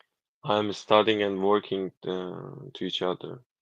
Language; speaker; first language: English; non-native, learner; Persian